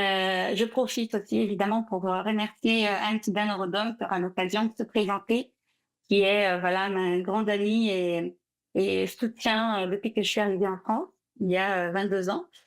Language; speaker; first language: French; non-native, fluent; Portuguese